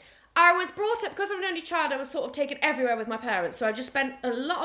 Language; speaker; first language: English; native; English